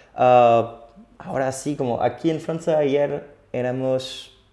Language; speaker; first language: Spanish; non-native, fluent; French